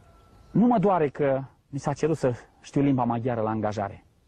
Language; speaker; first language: Romanian; native; Romanian